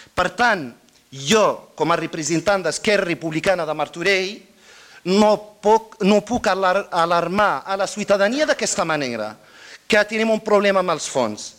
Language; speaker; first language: Catalan; non-native, fluent; Arabic